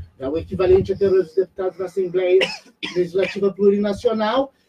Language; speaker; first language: Portuguese; native; Portuguese